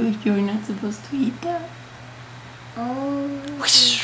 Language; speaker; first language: English; non-native, fluent; Spanish